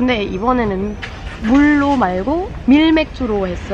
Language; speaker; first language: Korean; non-native, fluent; German